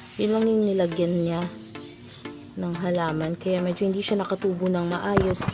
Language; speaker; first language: Filipino; non-native, local second language; Cebuano